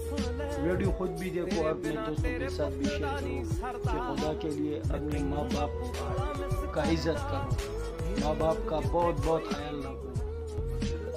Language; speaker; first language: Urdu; non-native, local second language; Pashto